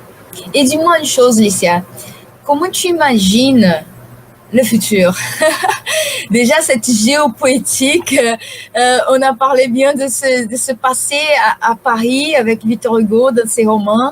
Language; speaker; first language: French; non-native, fluent; Portuguese